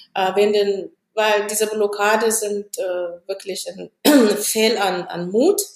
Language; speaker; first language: German; non-native, fluent; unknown